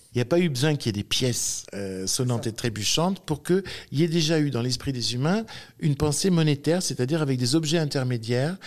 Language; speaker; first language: French; native; French